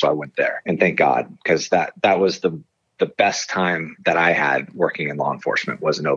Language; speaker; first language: English; native; English